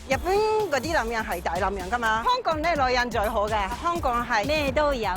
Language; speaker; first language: Cantonese; non-native, fluent; Japanese